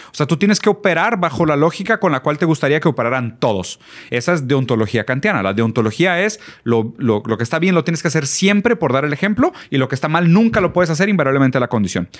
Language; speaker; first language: Spanish; early bilingual, other home language; Portuguese